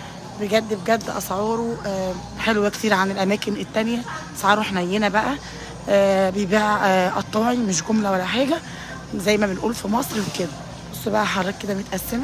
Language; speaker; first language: Arabic; native; Arabic